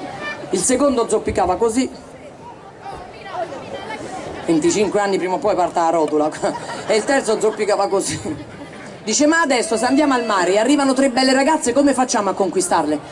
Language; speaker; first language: Italian; native; Italian